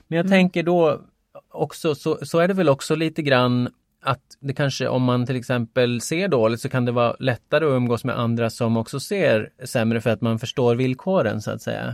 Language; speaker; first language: Swedish; native; Swedish